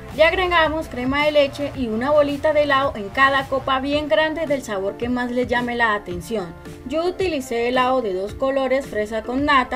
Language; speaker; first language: Spanish; native; Spanish